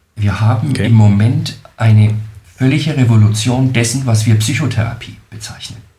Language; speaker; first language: German; native; German